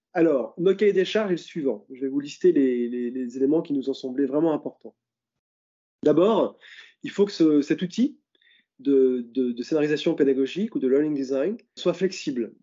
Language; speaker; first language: French; native; French